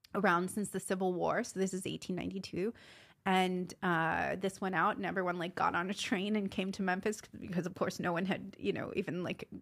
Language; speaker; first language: English; native; English